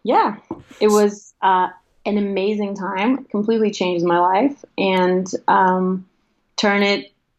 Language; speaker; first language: English; non-native, fluent; Portuguese